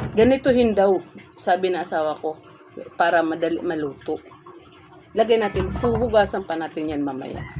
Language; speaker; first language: Filipino; non-native, local second language; Cebuano